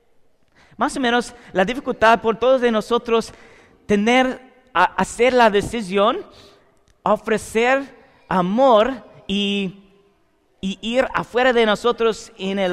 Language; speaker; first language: Spanish; non-native, learner; English